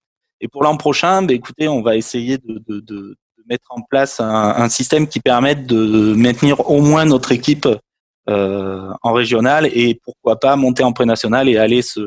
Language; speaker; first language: French; native; French